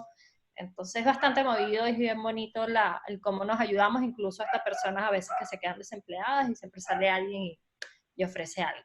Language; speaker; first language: Spanish; native; Spanish